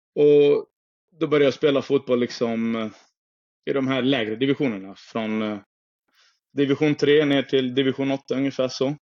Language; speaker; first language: Swedish; early bilingual, other home language; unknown